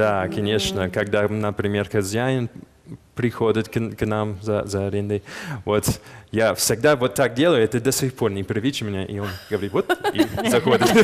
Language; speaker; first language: Russian; non-native, fluent; English